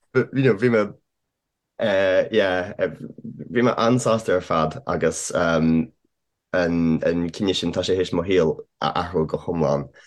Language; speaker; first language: Irish; non-native, fluent; English